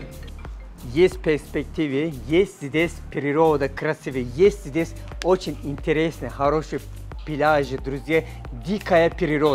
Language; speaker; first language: Russian; non-native, fluent; Turkish